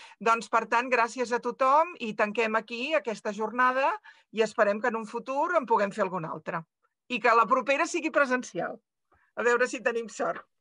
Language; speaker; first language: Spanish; non-native, local second language; Catalan